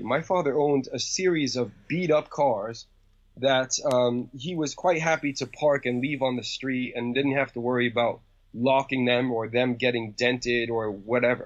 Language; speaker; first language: English; native; English